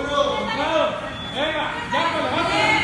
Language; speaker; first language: Spanish; native; Spanish